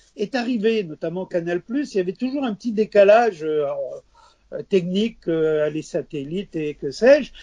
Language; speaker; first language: French; native; French